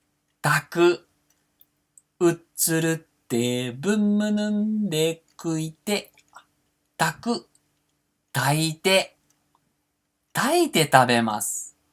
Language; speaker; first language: Japanese; non-native, fluent; Portuguese